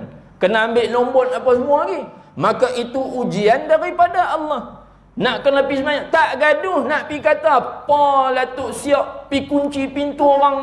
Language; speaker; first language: Malay; native; Malay